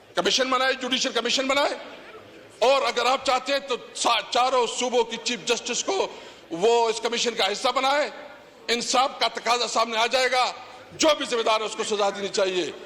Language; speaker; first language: Urdu; non-native, local second language; Pashto